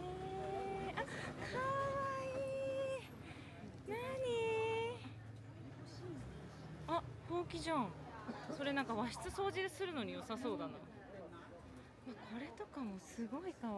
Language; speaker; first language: Japanese; native; Japanese